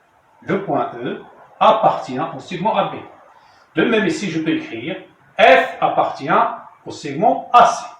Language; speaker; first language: French; non-native, local second language; Arabic